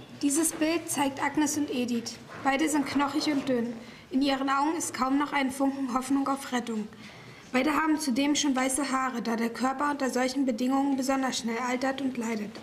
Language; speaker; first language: German; native; German